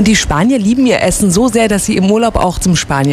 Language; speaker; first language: German; native; German